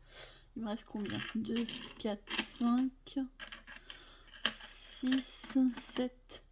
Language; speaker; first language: French; native; French